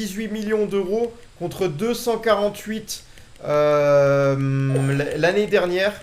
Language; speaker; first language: French; native; French